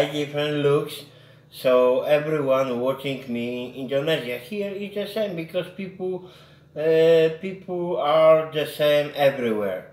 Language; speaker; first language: English; non-native, learner; Polish